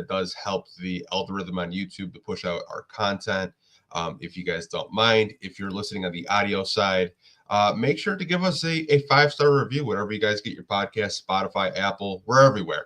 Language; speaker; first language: English; native; English